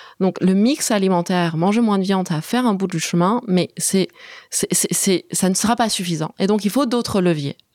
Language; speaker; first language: French; early bilingual, other home language; Chinese